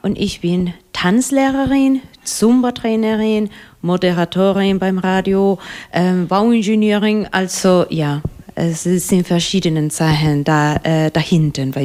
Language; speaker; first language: German; non-native, fluent; Spanish